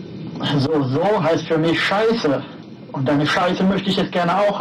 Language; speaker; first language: German; native; German